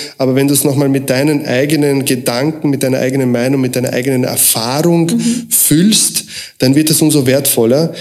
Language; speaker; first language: German; early bilingual, other home language; Croatian